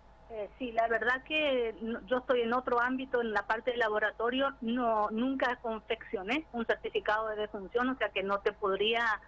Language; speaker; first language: Spanish; native; Spanish